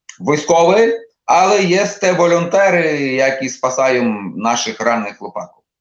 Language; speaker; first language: Polish; non-native, learner; Ukrainian